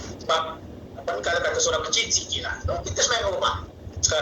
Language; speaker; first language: Malay; native; Malay